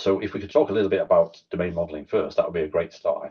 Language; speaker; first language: English; native; English